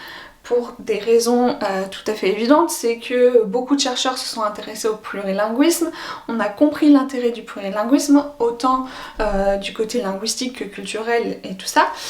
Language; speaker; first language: French; native; French